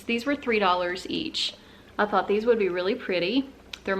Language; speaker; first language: English; native; English